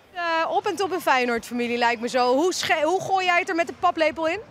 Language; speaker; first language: Dutch; native; Dutch